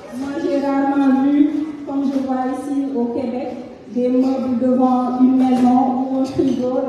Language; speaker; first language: French; non-native, local second language; Fula